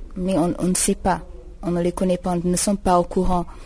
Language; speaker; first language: French; non-native, local second language; Rundi